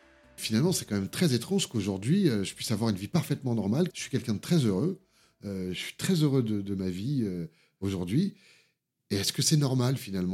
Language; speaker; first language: French; native; French